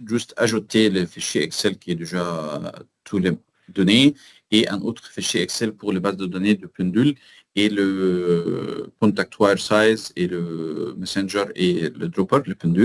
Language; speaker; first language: French; non-native, learner; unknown